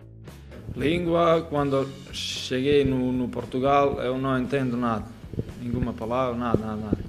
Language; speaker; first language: Portuguese; non-native, learner; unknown